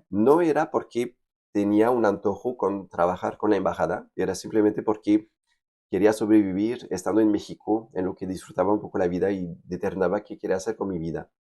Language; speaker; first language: Spanish; non-native, fluent; French